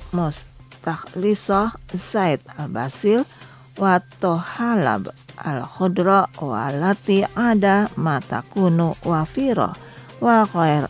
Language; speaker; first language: Arabic; non-native, fluent; Indonesian